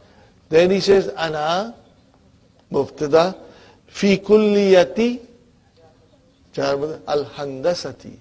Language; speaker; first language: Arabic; non-native, fluent; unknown